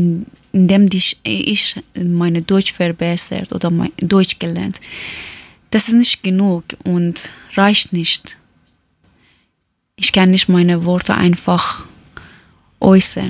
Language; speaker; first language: German; non-native, learner; Persian